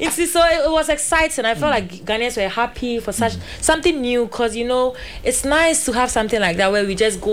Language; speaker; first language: English; non-native, local second language; Akan